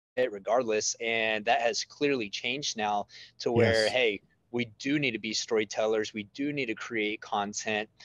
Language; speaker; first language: English; native; English